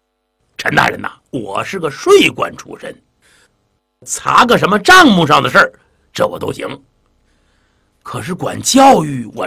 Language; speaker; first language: Chinese; native; Chinese